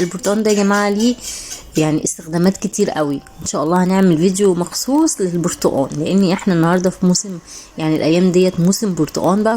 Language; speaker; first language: Arabic; native; Arabic